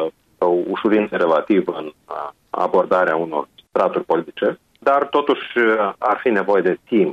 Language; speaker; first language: Romanian; native; Romanian